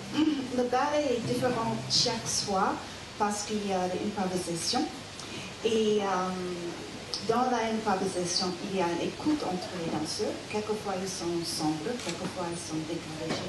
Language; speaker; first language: French; non-native, learner; English